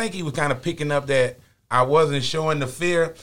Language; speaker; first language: English; native; English